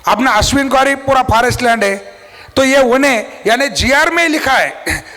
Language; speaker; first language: Hindi; non-native, local second language; Marathi